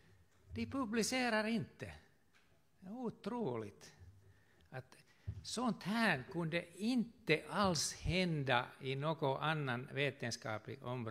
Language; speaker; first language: Swedish; non-native, fluent; Finnish